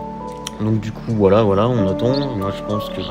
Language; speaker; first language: French; native; French